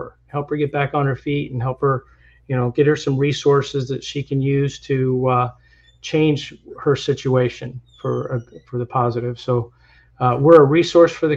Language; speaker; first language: English; native; English